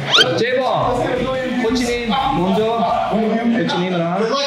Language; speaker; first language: Korean; non-native, learner; English